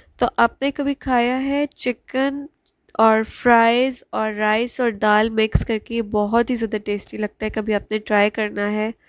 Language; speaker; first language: Urdu; native; Urdu